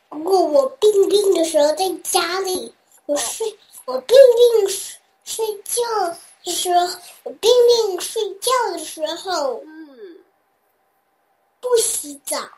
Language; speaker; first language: Chinese; early bilingual, heritage; Chinese